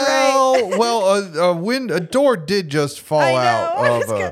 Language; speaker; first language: English; native; English